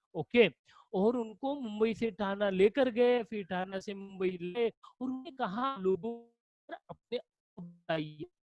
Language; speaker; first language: Hindi; non-native, local second language; Marathi